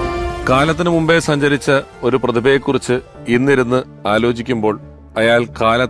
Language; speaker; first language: Malayalam; native; Malayalam